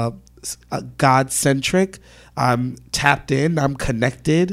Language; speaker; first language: English; native; English